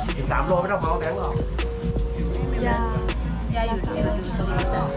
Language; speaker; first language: Thai; native; Thai